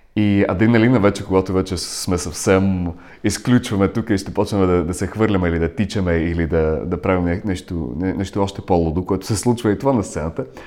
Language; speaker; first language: Bulgarian; non-native, fluent; Russian